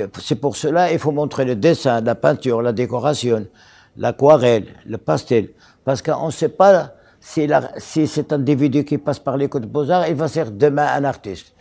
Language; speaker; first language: French; non-native, local second language; Arabic